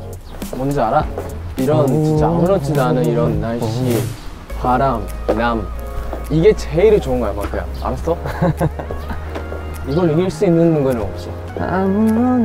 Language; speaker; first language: Korean; non-native, fluent; Japanese